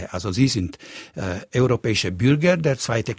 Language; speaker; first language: German; non-native, fluent; Slovak